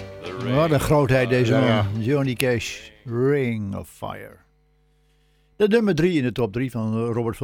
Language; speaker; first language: Dutch; native; Dutch